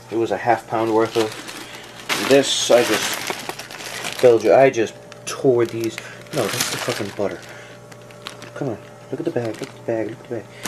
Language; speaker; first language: English; native; English